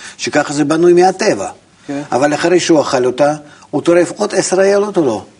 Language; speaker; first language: Hebrew; non-native, fluent; Russian